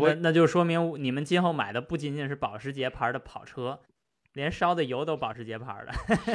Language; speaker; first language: Chinese; native; Chinese